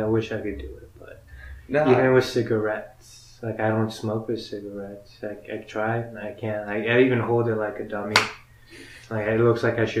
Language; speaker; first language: English; early bilingual, other home language; Spanish